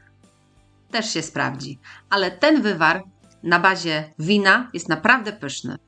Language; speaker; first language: Polish; native; Polish